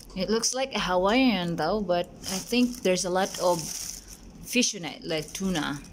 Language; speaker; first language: English; non-native, local second language; Cebuano